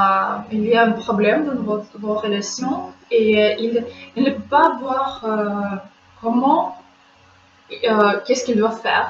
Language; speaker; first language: French; non-native, fluent; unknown